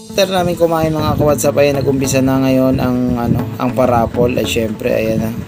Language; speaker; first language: Filipino; non-native, local second language; Cebuano